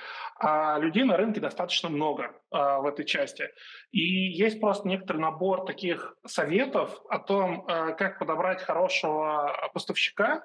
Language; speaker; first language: Russian; native; Russian